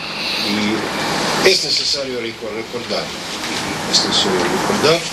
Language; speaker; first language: Spanish; non-native, learner; Russian